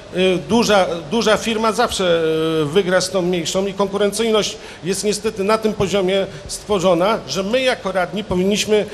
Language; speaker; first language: Polish; native; Polish